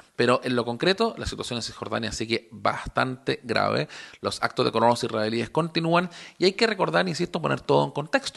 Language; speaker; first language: Spanish; native; Spanish